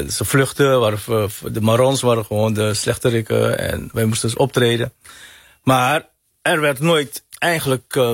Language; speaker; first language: Dutch; early bilingual, other home language; Hakka Chinese